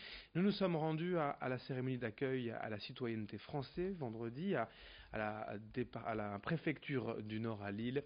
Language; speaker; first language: French; native; French